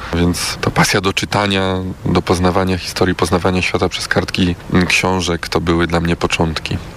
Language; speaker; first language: Polish; native; Polish